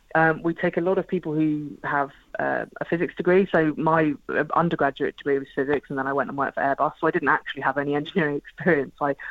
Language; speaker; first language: English; native; English